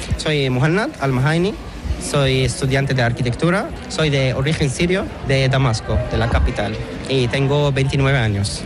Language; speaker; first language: Spanish; non-native, fluent; Arabic